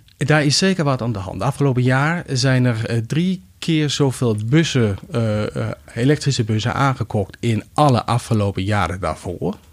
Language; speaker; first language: Dutch; non-native, fluent; Danish